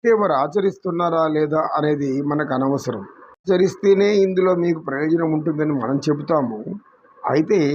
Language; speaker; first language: Telugu; native; Telugu